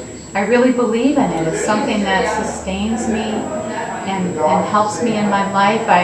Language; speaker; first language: English; native; English